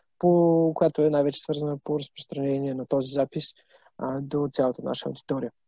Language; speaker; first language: Bulgarian; native; Bulgarian